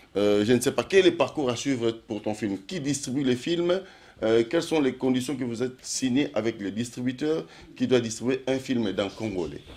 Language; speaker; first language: French; non-native, local second language; Lingala